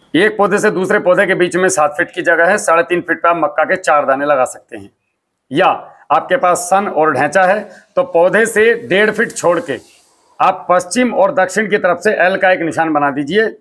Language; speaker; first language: Hindi; native; Hindi